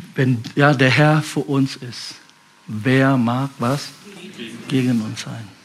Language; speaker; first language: German; non-native, fluent; Indonesian